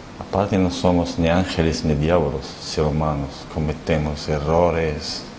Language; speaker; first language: Spanish; non-native, learner; Arabic